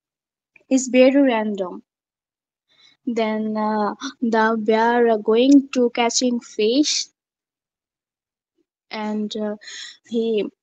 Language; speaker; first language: English; non-native, learner; Bangla